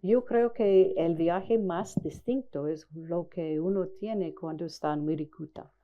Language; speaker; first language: Spanish; non-native, fluent; English